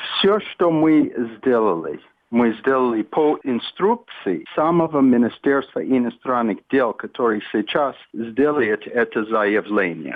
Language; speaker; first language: Russian; non-native, fluent; English